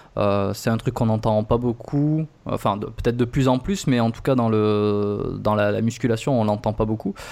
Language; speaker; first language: French; native; French